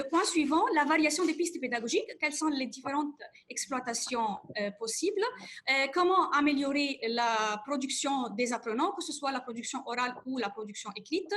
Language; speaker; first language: French; non-native, fluent; Arabic